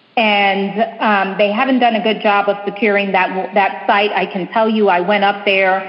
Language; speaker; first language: English; early bilingual, other home language; Spanish